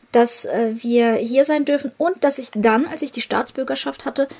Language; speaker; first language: German; non-native, fluent; Ukrainian